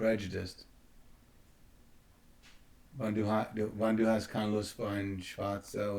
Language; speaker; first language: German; non-native, learner; English